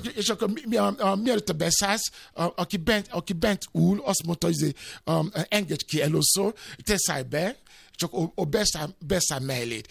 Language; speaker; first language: Hungarian; non-native, fluent; Yoruba